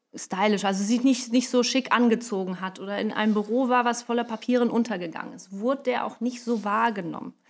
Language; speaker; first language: German; non-native, fluent; Portuguese